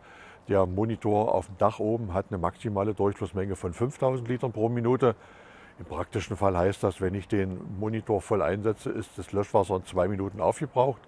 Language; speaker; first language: German; native; German